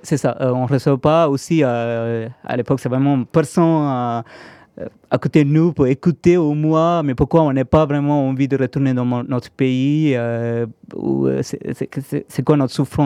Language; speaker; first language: French; non-native, fluent; Tamil